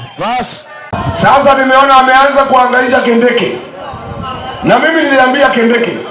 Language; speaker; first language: Swahili; non-native, local second language; Kikuyu